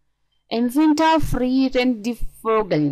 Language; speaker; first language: German; non-native, learner; Georgian